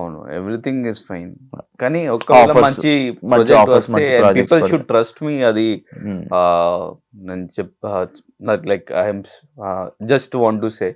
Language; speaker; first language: Telugu; non-native, learner; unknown